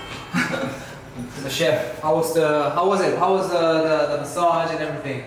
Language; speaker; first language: English; non-native, fluent; Korean